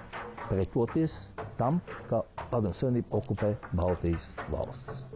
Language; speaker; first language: Latvian; native; Latvian